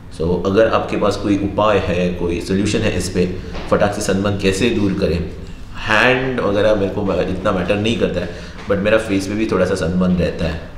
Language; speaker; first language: Hindi; native; Hindi